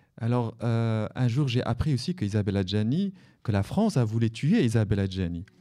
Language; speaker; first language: French; non-native, local second language; Arabic